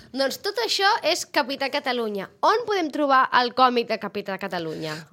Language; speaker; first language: Catalan; native; Catalan